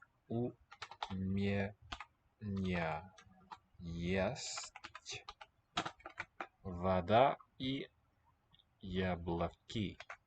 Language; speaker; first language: Russian; non-native, learner; English